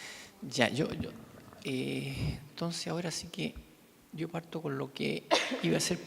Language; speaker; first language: Spanish; native; Spanish